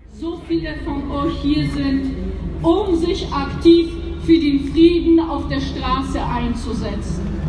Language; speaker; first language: German; early bilingual, other home language; Polish